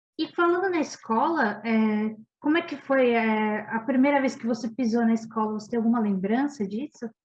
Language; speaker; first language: Portuguese; native; Portuguese